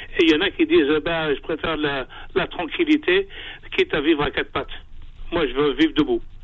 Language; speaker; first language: French; non-native, local second language; Kabyle